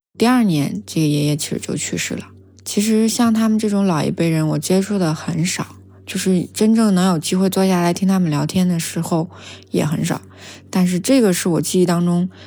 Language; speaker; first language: Chinese; native; Chinese